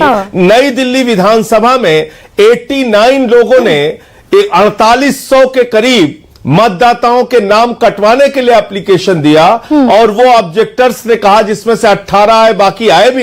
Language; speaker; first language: Hindi; native; Hindi